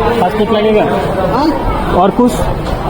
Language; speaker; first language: Hindi; non-native, learner; Bangla